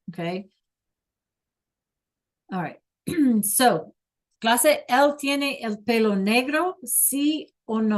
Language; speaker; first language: Spanish; non-native, learner; English